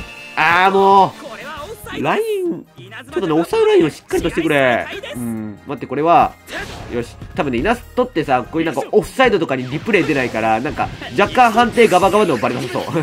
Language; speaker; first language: Japanese; native; Japanese